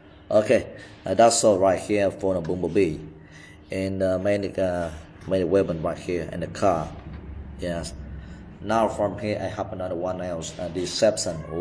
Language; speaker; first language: English; non-native, learner; Vietnamese